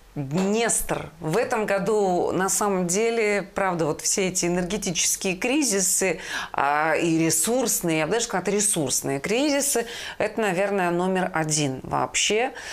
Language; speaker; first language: Russian; native; Russian